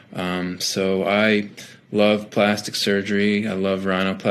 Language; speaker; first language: English; native; English